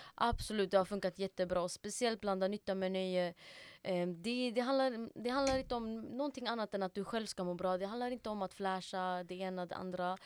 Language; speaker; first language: Swedish; early bilingual, other home language; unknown